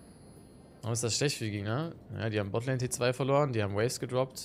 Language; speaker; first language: German; native; German